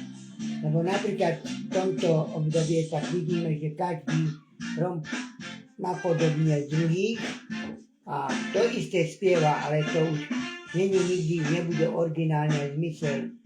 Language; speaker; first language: Slovak; non-native, local second language; Hungarian